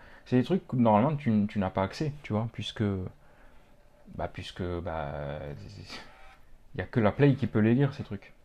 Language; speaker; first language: French; native; French